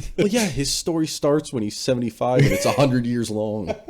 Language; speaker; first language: English; native; English